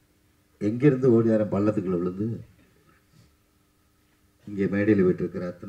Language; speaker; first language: Tamil; native; Tamil